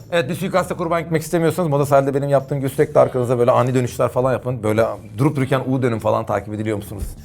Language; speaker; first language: Turkish; native; Turkish